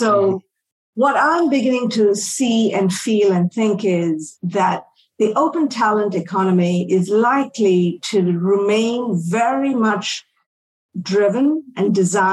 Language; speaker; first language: English; non-native, local second language; Tamil